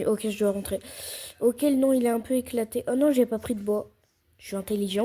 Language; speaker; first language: French; native; French